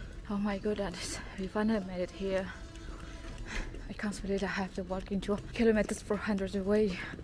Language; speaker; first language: English; non-native, learner; Indonesian